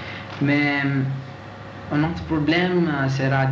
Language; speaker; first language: French; non-native, learner; Italian